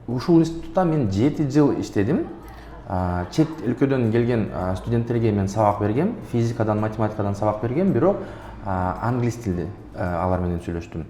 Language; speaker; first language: Kyrgyz; non-native, local second language; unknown